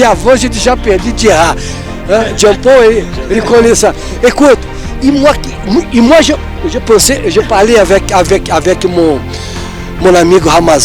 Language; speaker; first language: French; non-native, fluent; Portuguese